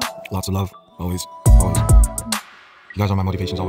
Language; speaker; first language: English; non-native, fluent; Korean